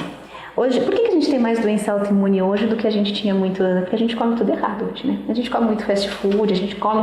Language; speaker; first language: Portuguese; native; Portuguese